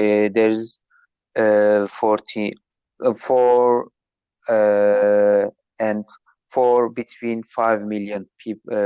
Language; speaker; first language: English; non-native, learner; Turkish